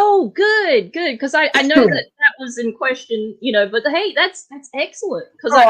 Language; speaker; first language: English; native; English